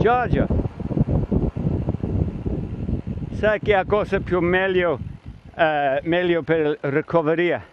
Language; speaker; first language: Italian; non-native, learner; English